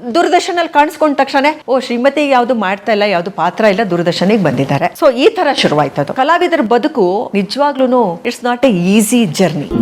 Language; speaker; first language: Kannada; native; Kannada